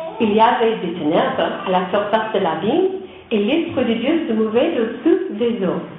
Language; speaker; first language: French; non-native, learner; English